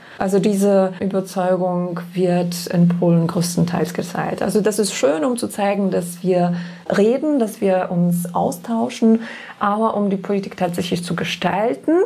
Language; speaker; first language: German; non-native, fluent; Polish